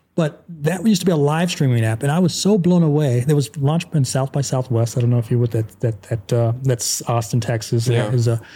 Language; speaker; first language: English; native; English